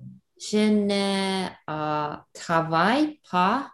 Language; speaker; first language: French; non-native, learner; Russian